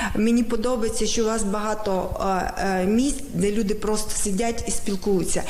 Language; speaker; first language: Ukrainian; native; Ukrainian